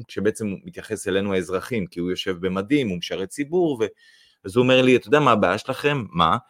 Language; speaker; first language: Hebrew; non-native, fluent; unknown